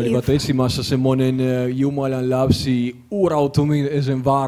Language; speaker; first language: Finnish; non-native, learner; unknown